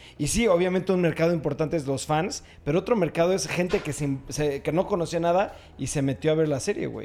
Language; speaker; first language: Spanish; native; Spanish